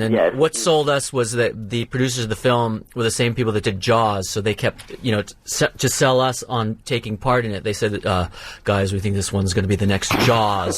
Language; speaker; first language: English; native; English